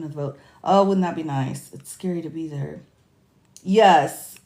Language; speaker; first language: English; native; English